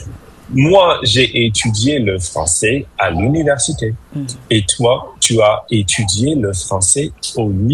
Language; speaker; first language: French; non-native, fluent; English